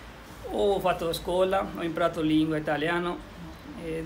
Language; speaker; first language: Italian; non-native, learner; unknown